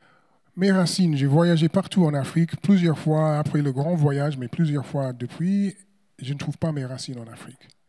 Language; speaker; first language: French; non-native, fluent; English